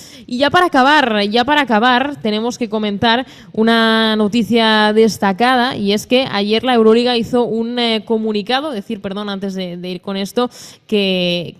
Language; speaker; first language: Spanish; native; Spanish